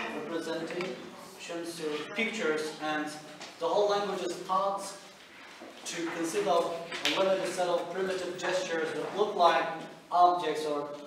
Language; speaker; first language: English; non-native, fluent; Turkish